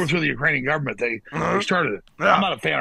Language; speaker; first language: English; native; English